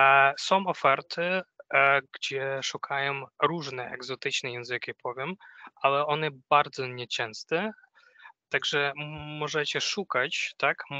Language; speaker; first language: Polish; non-native, fluent; Ukrainian